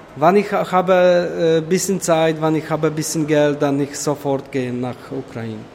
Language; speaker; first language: German; non-native, learner; Polish